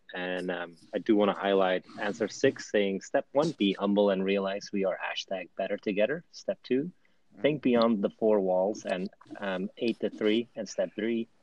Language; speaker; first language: English; non-native, fluent; Dutch